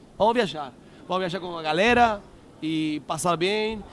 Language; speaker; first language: Portuguese; non-native, learner; Spanish